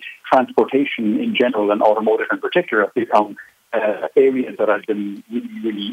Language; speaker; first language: English; native; English